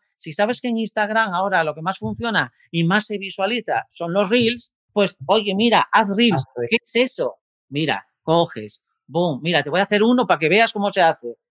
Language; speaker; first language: Spanish; native; Spanish